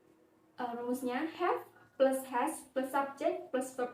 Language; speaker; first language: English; non-native, learner; Indonesian